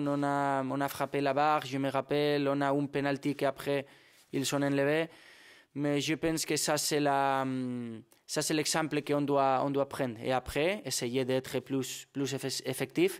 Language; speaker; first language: French; non-native, fluent; Spanish